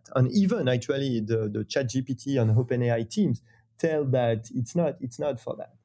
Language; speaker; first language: English; non-native, fluent; French